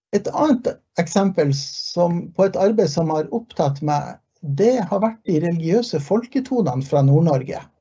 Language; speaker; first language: Norwegian; early bilingual, heritage; Norwegian